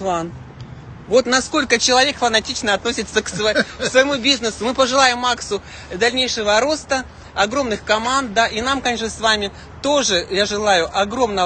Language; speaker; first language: Russian; native; Russian